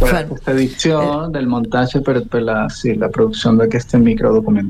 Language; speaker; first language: Catalan; non-native, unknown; Spanish